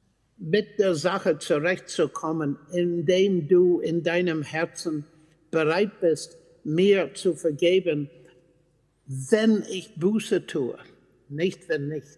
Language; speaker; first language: German; non-native, fluent; English